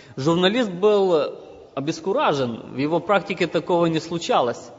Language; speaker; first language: Russian; non-native, local second language; Ukrainian